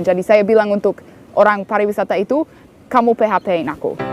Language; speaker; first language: Indonesian; non-native, fluent; English